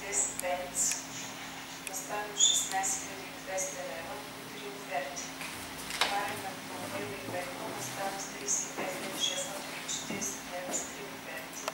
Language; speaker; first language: Bulgarian; native; Bulgarian